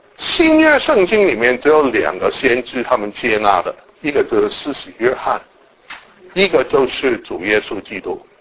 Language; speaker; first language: Chinese; non-native, local second language; Cantonese